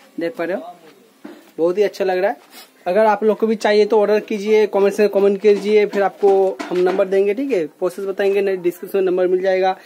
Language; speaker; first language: Hindi; non-native, local second language; Bangla